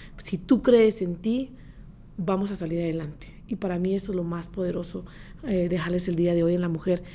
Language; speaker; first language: Spanish; native; Spanish